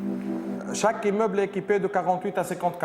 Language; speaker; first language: French; non-native, local second language; Arabic